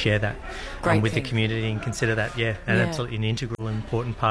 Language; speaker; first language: English; native; English